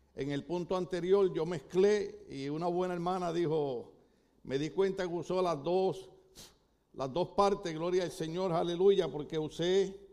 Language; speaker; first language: Spanish; native; Spanish